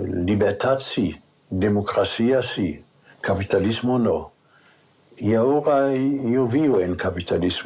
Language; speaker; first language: Spanish; non-native, fluent; German